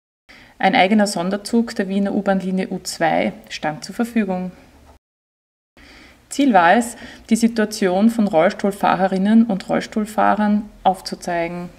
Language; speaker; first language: German; native; German